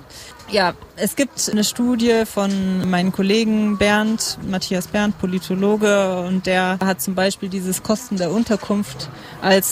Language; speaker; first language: German; native; German